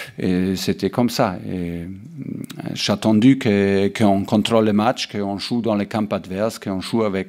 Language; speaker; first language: French; non-native, learner; German